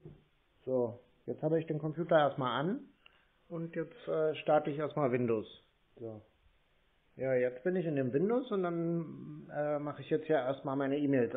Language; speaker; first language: German; native; German